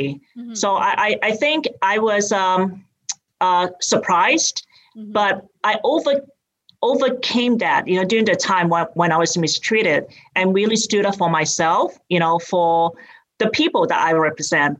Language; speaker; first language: English; native; English